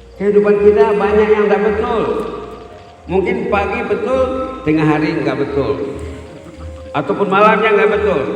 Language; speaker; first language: Indonesian; non-native, local second language; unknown